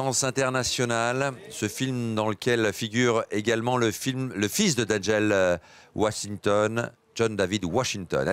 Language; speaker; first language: French; native; French